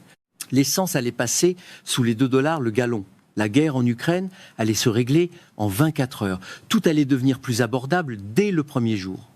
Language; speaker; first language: French; native; French